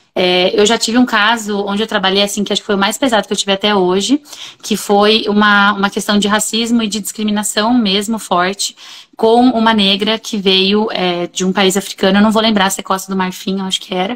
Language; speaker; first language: Portuguese; native; Portuguese